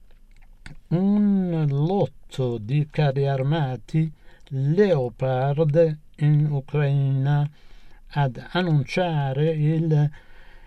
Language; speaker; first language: Italian; non-native, fluent; Persian